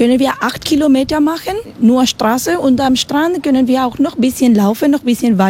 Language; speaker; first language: German; non-native, learner; Spanish